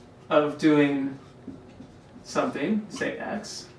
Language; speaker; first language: English; native; English